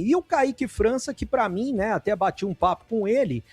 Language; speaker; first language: Portuguese; native; Portuguese